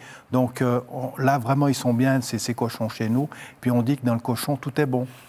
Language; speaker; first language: French; native; French